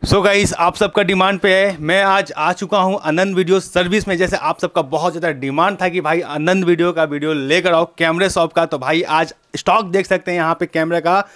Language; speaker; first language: Hindi; native; Hindi